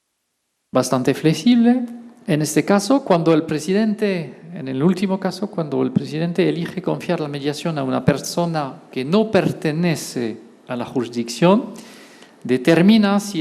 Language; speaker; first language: Spanish; non-native, fluent; French